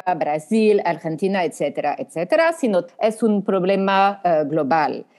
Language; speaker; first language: Spanish; non-native, fluent; French